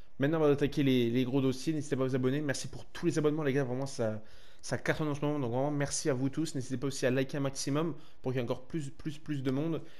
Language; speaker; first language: French; native; French